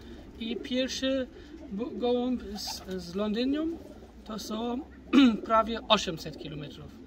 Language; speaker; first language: Polish; early bilingual, heritage; German